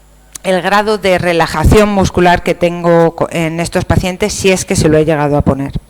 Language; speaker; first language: Spanish; native; Spanish